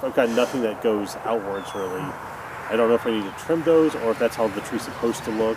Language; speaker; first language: English; native; English